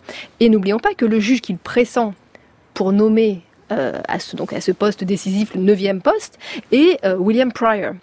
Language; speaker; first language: French; native; French